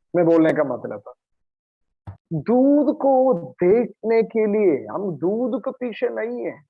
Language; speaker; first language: Hindi; non-native, local second language; Malayalam